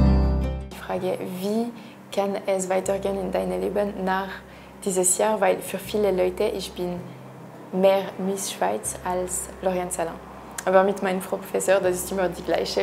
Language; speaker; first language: German; non-native, local second language; French